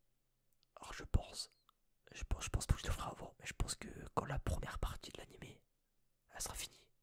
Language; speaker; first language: French; native; French